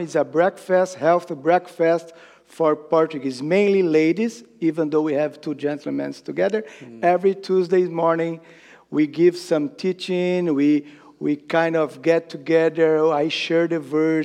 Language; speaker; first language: English; non-native, fluent; Portuguese